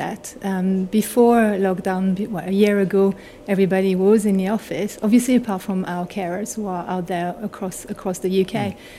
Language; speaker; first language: English; non-native, fluent; French